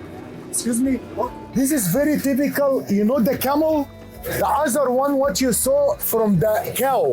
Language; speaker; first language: English; non-native, learner; Arabic